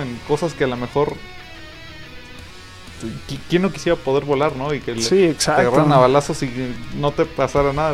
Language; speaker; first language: Spanish; native; Spanish